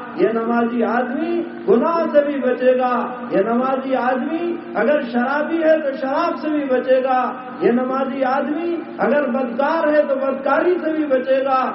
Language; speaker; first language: Urdu; native; Urdu